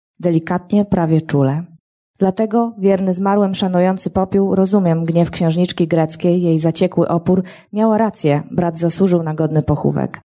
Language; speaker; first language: Polish; native; Polish